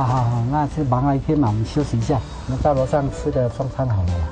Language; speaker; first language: Chinese; native; Chinese